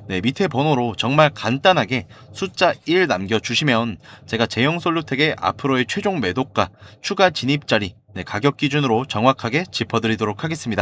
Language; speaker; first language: Korean; native; Korean